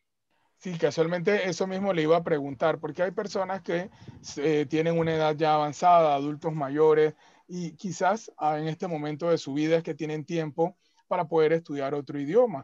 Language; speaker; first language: Spanish; native; Spanish